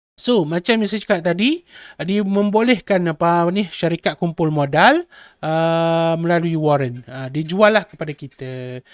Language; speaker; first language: Malay; native; Malay